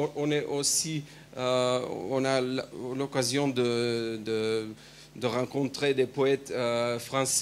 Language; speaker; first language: French; non-native, fluent; Macedonian